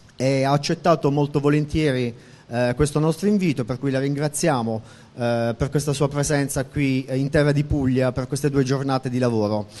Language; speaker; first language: Italian; native; Italian